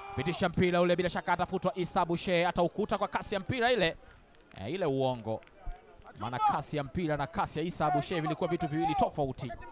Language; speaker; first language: Swahili; native; Swahili